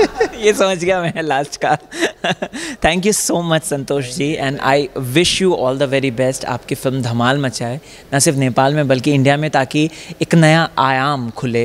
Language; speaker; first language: Hindi; native; Hindi